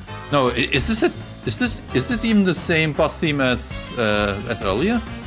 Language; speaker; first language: English; non-native, fluent; German